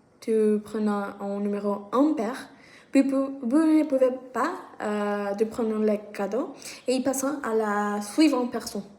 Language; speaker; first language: French; non-native, learner; Spanish